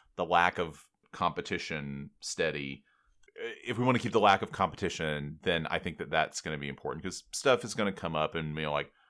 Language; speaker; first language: English; native; English